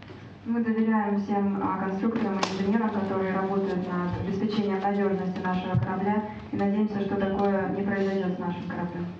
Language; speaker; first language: Russian; native; Russian